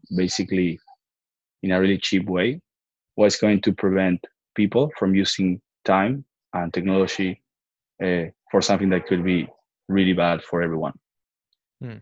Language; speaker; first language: English; non-native, fluent; Spanish